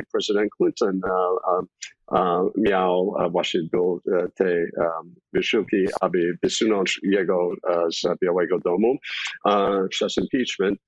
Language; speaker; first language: Polish; non-native, fluent; English